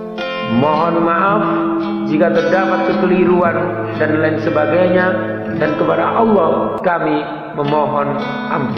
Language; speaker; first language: Indonesian; native; Indonesian